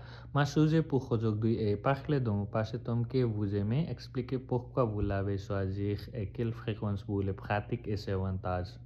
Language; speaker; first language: French; non-native, learner; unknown